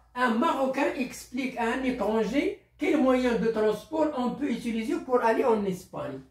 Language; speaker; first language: French; non-native, local second language; Arabic